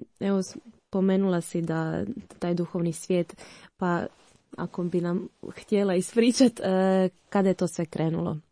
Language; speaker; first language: Croatian; native; Croatian